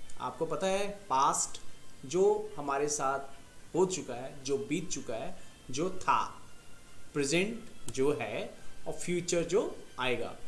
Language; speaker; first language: Hindi; native; Hindi